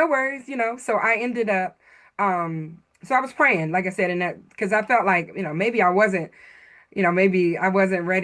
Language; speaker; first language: English; native; English